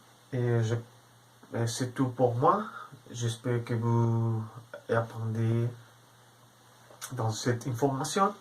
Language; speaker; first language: French; non-native, learner; Spanish